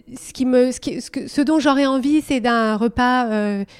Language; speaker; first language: French; native; French